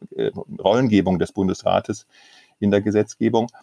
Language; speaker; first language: German; native; German